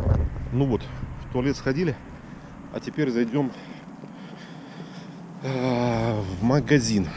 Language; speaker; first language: Russian; native; Russian